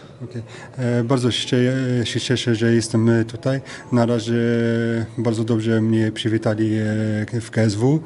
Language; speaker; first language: Polish; non-native, fluent; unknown